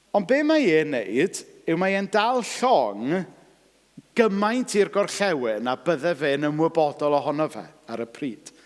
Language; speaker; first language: Welsh; native; Welsh